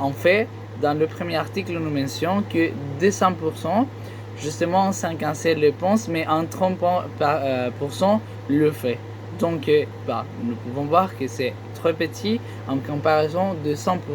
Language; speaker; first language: French; non-native, learner; Spanish